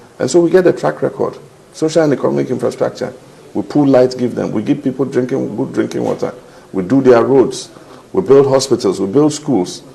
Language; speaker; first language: Nigerian Pidgin; non-native, fluent; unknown